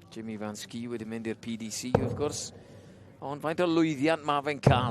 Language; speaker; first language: Welsh; native; Welsh